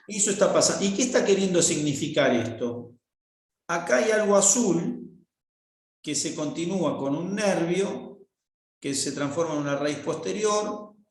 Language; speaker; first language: Spanish; native; Spanish